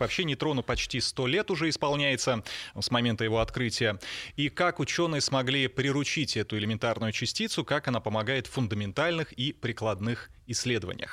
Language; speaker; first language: Russian; native; Russian